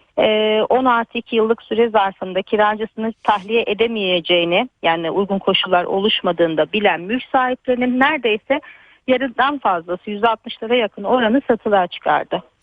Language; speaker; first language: Turkish; native; Turkish